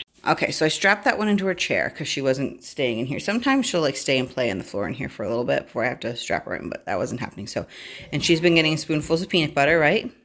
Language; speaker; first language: English; native; English